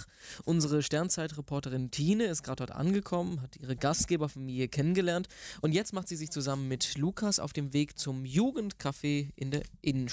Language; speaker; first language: German; native; German